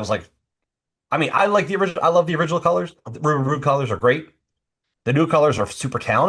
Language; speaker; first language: English; native; English